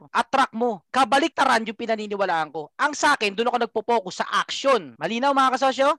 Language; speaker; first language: Filipino; native; Filipino